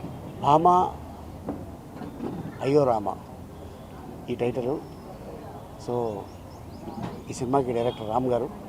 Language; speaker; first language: Telugu; native; Telugu